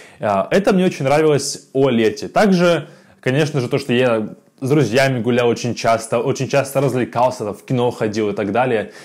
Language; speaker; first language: Russian; native; Russian